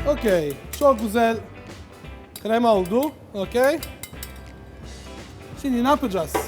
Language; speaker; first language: Turkish; non-native, learner; Italian